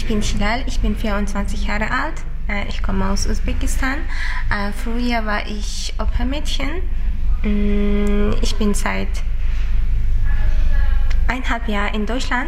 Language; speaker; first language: German; non-native, learner; Uzbek